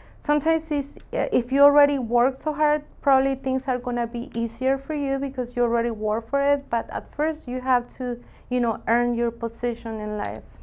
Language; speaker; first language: English; non-native, fluent; Spanish